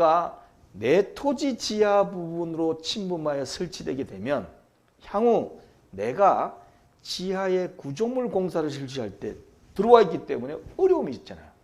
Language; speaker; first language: Korean; native; Korean